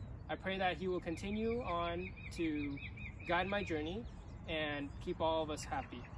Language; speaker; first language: English; early bilingual, other home language; Chinese